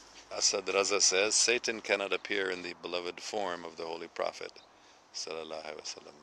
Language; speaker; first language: English; native; English